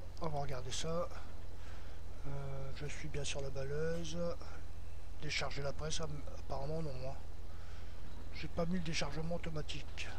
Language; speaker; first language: French; native; French